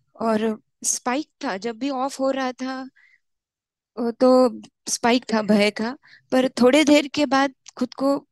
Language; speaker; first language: Hindi; non-native, local second language; Marathi